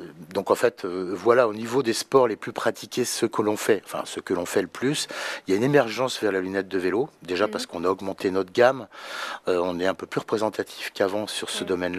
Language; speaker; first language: French; native; French